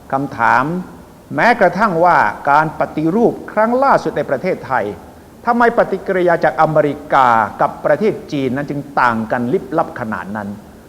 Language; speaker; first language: Thai; native; Thai